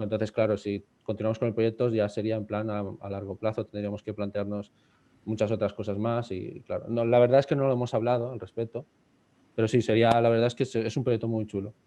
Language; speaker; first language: Spanish; native; Spanish